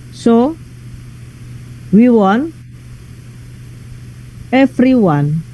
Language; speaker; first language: English; non-native, learner; Indonesian